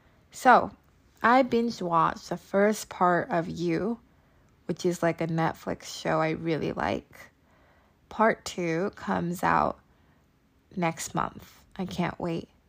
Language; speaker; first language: English; native; English